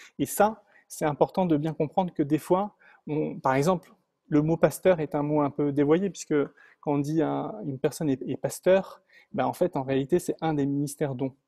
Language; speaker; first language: French; native; French